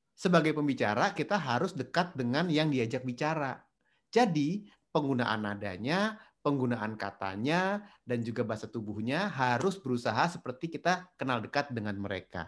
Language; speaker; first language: Indonesian; native; Indonesian